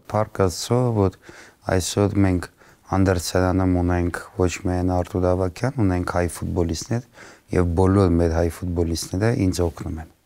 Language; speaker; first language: Armenian; native; Armenian